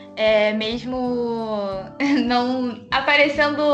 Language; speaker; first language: Portuguese; native; Portuguese